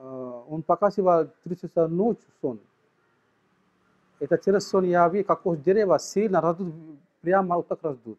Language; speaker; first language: Russian; non-native, learner; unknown